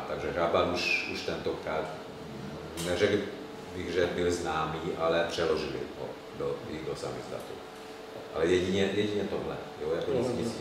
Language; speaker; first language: Czech; non-native, fluent; Hungarian